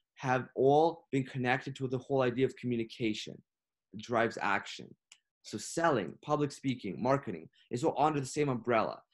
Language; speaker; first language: English; non-native, fluent; Russian